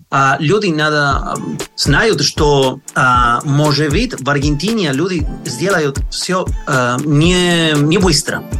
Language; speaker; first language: Russian; non-native, learner; Spanish